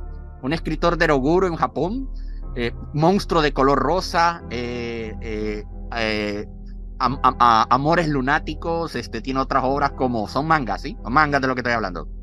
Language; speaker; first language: Spanish; native; Spanish